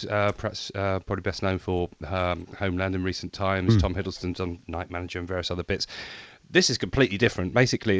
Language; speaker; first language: English; native; English